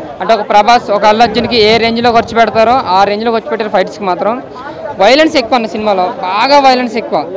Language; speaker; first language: Telugu; native; Telugu